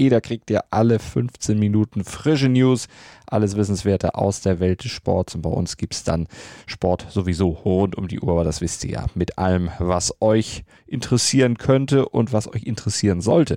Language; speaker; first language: German; native; German